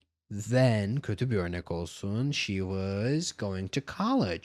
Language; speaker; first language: English; non-native, fluent; Turkish